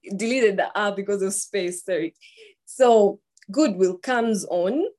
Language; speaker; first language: English; non-native, local second language; Ganda